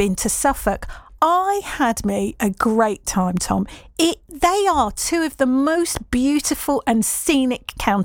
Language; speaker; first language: English; native; English